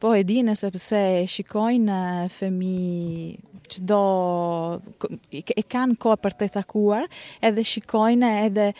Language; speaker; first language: Albanian; non-native, learner; Italian